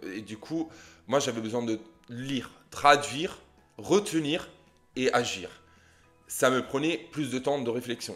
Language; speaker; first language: French; non-native, fluent; Italian